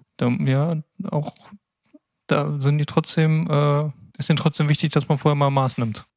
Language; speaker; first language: German; native; German